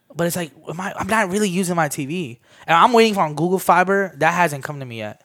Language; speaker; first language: English; early bilingual, other home language; Armenian